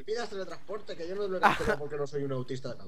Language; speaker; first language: Spanish; native; Spanish